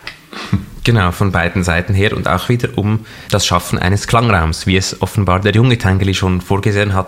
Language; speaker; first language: German; native; German